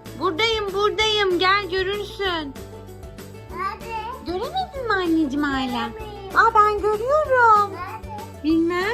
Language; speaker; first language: Turkish; native; Turkish